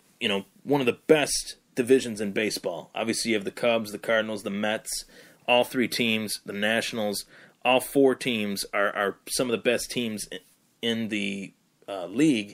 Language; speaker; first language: English; native; English